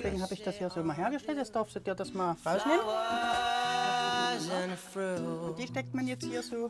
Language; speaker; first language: German; native; German